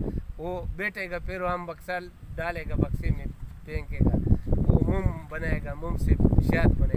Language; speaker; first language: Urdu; non-native, local second language; Pashto